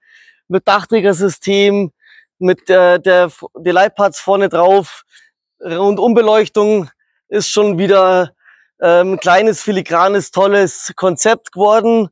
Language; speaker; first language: German; native; German